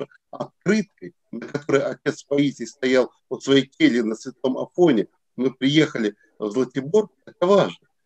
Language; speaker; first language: Russian; native; Russian